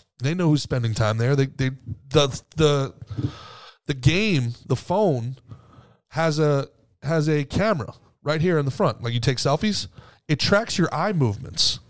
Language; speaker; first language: English; native; English